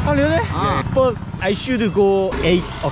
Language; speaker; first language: English; non-native, learner; Korean